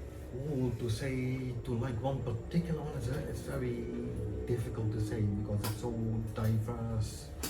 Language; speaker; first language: English; non-native, fluent; Dutch